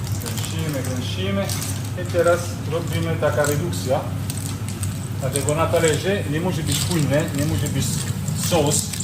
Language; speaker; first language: Polish; non-native, learner; Italian